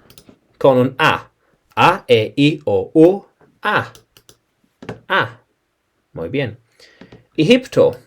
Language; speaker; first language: Spanish; non-native, learner; English